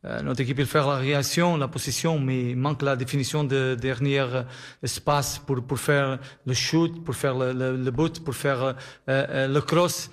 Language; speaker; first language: French; non-native, learner; Portuguese